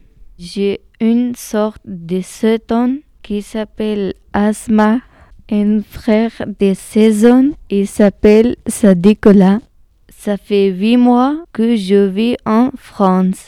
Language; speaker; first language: French; non-native, learner; Pashto